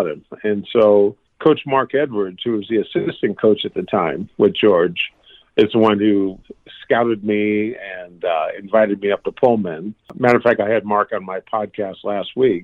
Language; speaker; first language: English; native; English